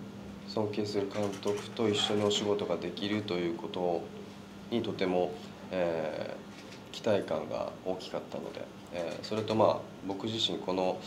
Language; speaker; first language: Japanese; native; Japanese